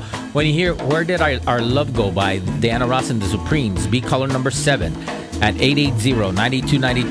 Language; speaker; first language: English; native; English